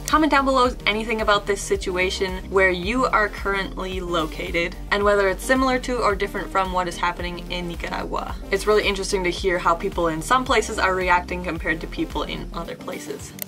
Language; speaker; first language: English; native; English